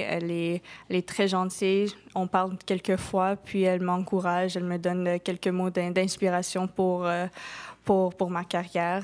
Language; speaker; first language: French; non-native, local second language; English